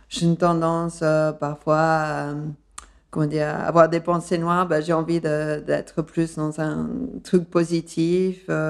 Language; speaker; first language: French; early bilingual, other home language; Spanish